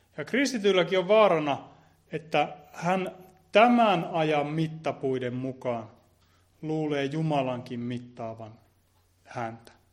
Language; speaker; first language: Finnish; native; Finnish